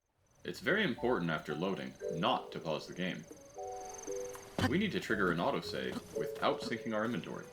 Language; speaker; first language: English; native; English